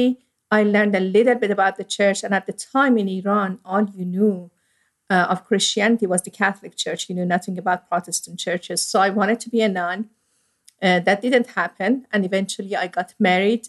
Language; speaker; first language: English; non-native, fluent; Persian